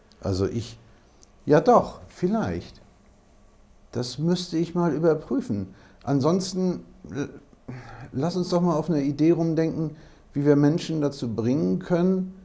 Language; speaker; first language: German; native; German